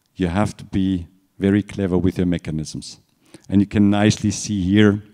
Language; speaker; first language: English; non-native, fluent; German